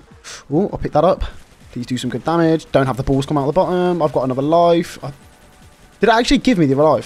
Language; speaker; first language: English; native; English